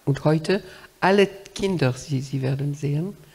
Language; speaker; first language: German; non-native, learner; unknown